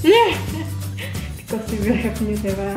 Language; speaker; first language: English; non-native, learner; Indonesian